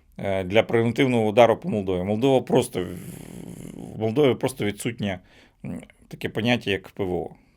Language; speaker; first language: Ukrainian; native; Ukrainian